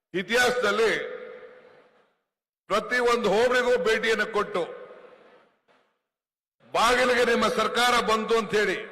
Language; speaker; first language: Kannada; native; Kannada